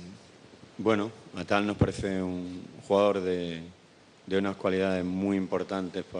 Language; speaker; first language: Spanish; native; Spanish